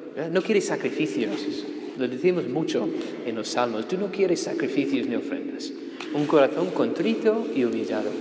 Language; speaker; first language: Spanish; non-native, fluent; English